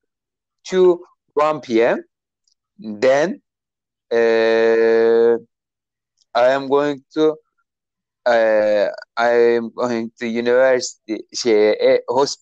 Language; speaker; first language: English; non-native, learner; Turkish